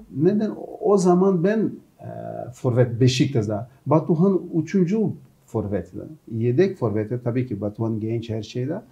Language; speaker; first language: Turkish; non-native, learner; Portuguese